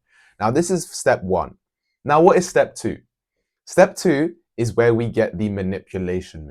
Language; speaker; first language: English; native; English